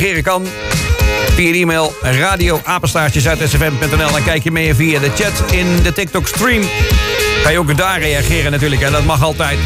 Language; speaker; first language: Dutch; native; Dutch